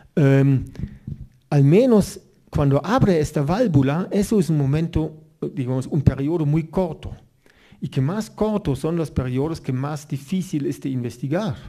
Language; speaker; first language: Spanish; non-native, fluent; German